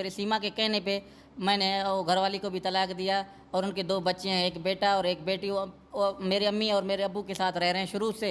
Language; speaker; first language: Urdu; non-native, local second language; Sindhi